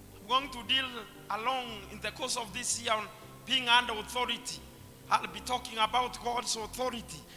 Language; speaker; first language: English; non-native, local second language; Swahili